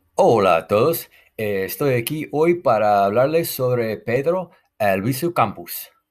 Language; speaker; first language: Spanish; non-native, fluent; English